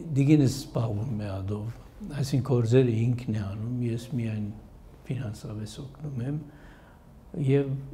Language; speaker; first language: Armenian; early bilingual, heritage; Armenian